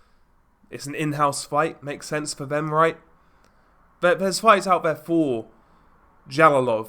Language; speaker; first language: English; native; English